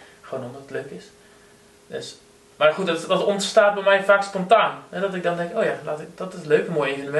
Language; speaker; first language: Dutch; native; Dutch